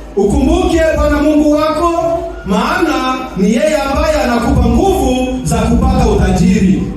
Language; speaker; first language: Swahili; non-native, local second language; Kinyarwanda